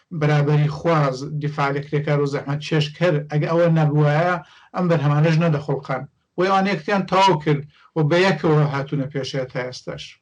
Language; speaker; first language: Central Kurdish; native; Central Kurdish